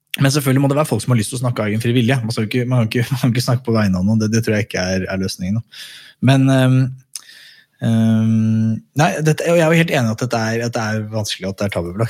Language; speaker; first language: Norwegian; native; Norwegian